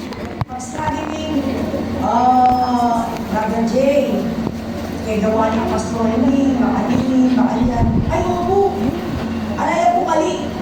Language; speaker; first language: Filipino; native; Filipino